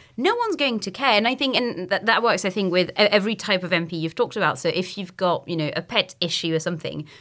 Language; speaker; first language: English; non-native, fluent; French